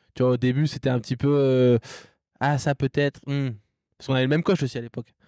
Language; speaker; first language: French; native; French